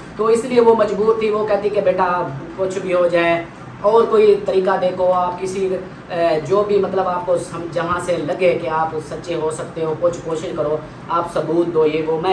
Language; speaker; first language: Urdu; non-native, local second language; Saraiki